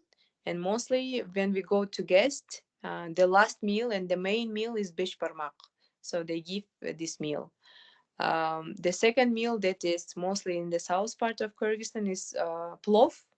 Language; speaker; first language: English; non-native, fluent; Kyrgyz